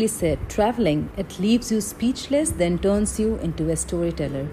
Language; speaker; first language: English; non-native, local second language; Assamese